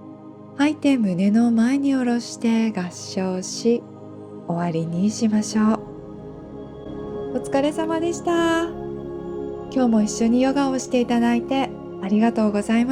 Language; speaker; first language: Japanese; native; Japanese